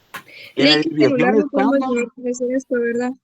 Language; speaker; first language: Spanish; native; Spanish